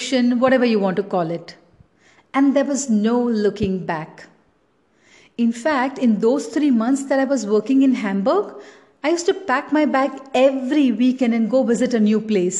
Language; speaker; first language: English; non-native, local second language; Tamil